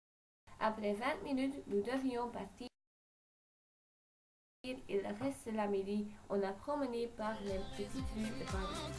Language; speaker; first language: French; non-native, learner; Dutch